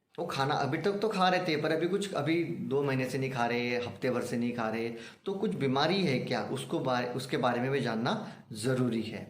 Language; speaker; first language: Hindi; non-native, local second language; Marathi